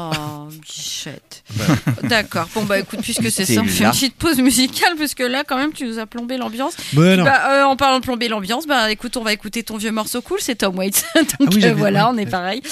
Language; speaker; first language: French; native; French